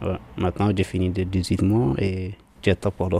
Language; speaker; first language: French; non-native, learner; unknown